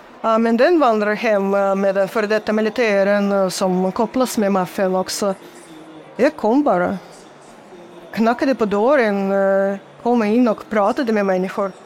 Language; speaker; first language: Swedish; non-native, fluent; Russian